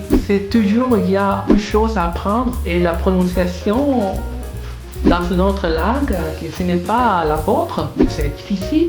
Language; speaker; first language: French; non-native, learner; Spanish